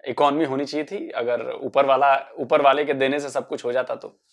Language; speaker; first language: Hindi; native; Hindi